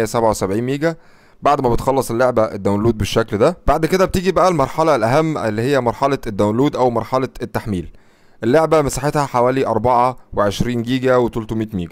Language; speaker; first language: Arabic; native; Arabic